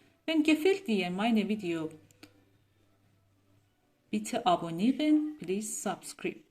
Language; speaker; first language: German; non-native, learner; Persian